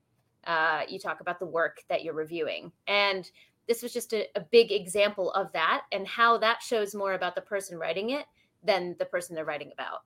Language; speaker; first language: English; native; English